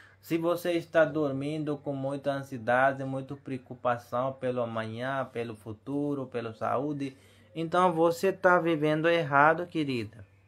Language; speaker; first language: Portuguese; non-native, learner; Hindi